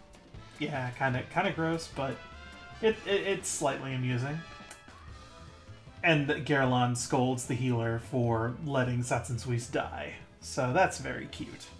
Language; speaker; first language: English; native; English